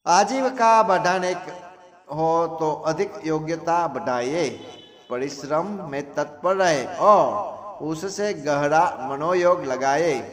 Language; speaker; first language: Hindi; non-native, local second language; Gujarati